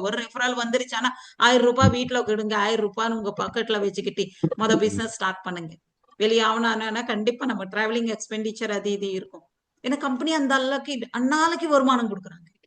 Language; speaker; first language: Tamil; non-native, fluent; Telugu